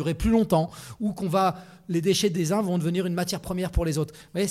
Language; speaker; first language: French; native; French